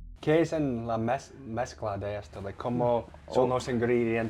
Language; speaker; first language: Spanish; non-native, learner; English